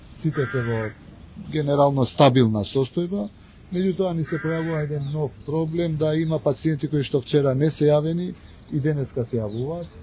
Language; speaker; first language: Macedonian; non-native, local second language; Albanian